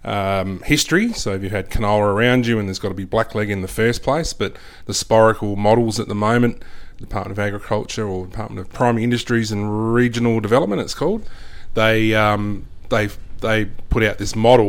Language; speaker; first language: English; native; English